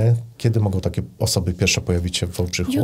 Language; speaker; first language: Polish; native; Polish